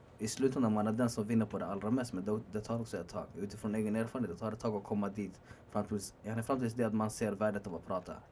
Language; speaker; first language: Swedish; early bilingual, other home language; Arabic